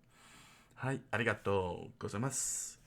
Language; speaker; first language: Japanese; non-native, learner; English